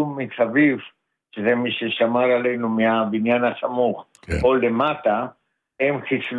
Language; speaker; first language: Hebrew; non-native, fluent; Spanish